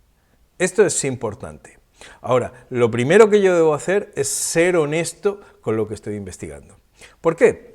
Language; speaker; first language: Spanish; native; Spanish